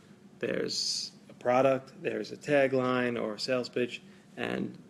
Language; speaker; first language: English; native; English